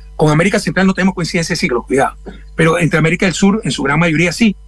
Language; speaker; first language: Spanish; native; Spanish